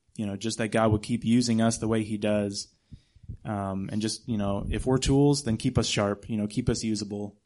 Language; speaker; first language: English; native; English